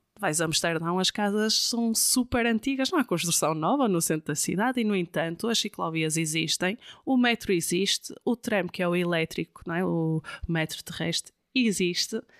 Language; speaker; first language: Portuguese; non-native, fluent; Dutch